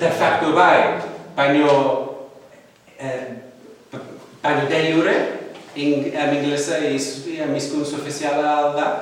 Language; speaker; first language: Basque; non-native, fluent; Welsh